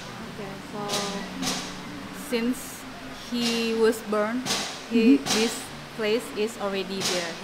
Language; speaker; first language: English; non-native, fluent; Indonesian